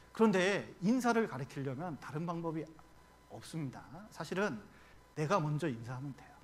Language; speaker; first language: Korean; native; Korean